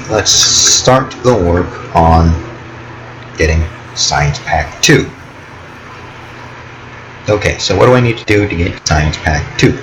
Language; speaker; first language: English; native; English